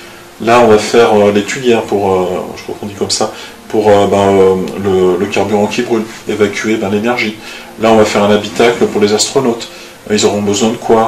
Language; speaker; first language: French; native; French